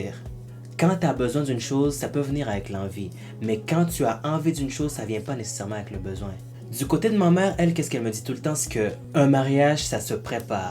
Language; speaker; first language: French; native; French